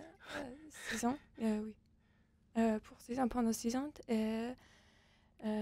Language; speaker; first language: French; non-native, fluent; Persian